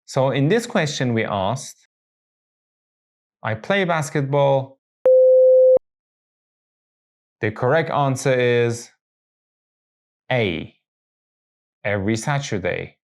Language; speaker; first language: English; non-native, fluent; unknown